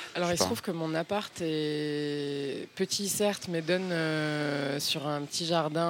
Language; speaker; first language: French; native; French